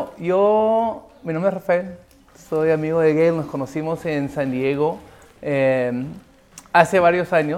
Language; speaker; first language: Spanish; early bilingual, heritage; Spanish